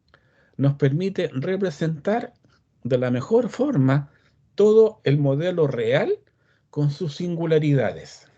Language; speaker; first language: Spanish; native; Spanish